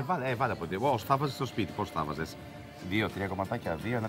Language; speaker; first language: Greek; native; Greek